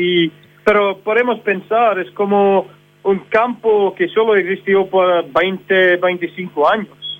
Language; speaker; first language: Spanish; non-native, fluent; English